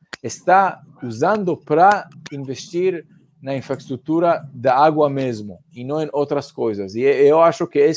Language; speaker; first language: Portuguese; non-native, fluent; Hebrew